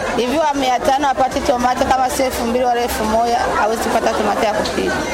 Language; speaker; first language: Swahili; non-native, local second language; Rundi